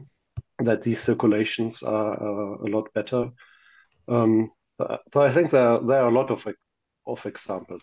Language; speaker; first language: English; non-native, fluent; German